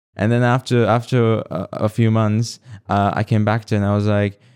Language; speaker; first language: English; non-native, fluent; Slovak